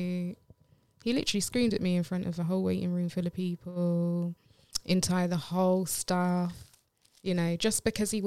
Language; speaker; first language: English; native; English